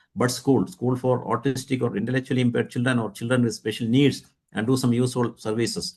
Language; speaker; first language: English; non-native, local second language; Malayalam